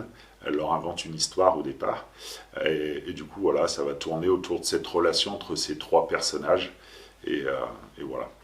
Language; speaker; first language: French; native; French